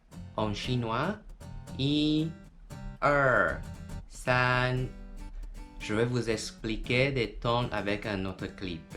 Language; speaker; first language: French; non-native, fluent; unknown